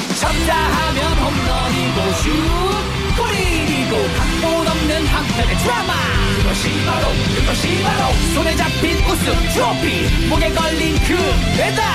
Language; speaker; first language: Korean; native; Korean